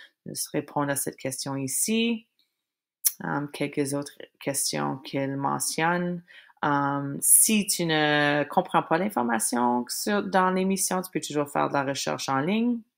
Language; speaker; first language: French; native; French